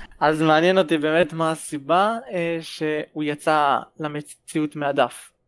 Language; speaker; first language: Hebrew; native; Hebrew